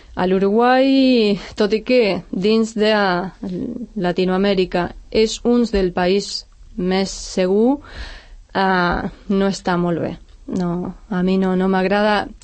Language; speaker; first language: Catalan; non-native, fluent; Spanish